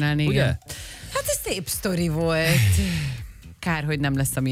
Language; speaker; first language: Hungarian; native; Hungarian